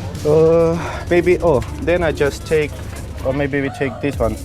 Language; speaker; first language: English; non-native, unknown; Ukrainian